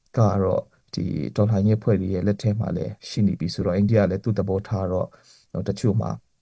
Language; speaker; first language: Burmese; non-native, local second language; Hakha Chin